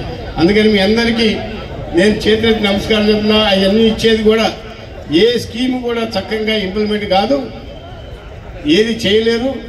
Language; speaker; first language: Telugu; native; Telugu